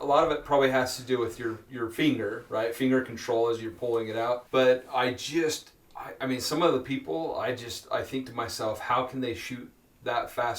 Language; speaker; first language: English; native; English